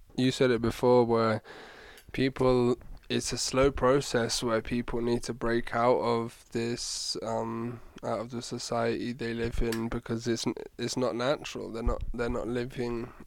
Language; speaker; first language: English; native; English